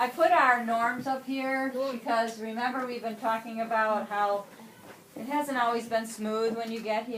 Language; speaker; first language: English; native; English